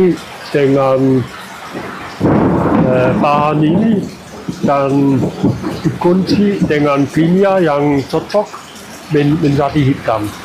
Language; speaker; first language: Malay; non-native, fluent; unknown